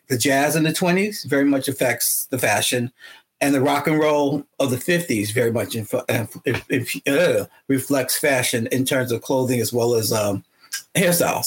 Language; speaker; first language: English; native; English